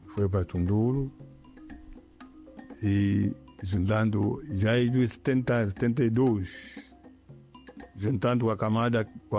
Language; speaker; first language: Portuguese; non-native, local second language; Yao